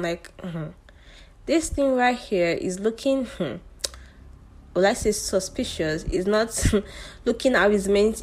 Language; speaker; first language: English; non-native, local second language; Yoruba